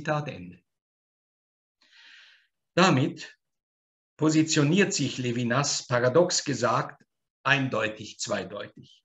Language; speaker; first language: German; native; German